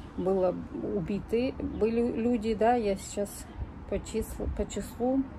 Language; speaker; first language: Russian; native; Russian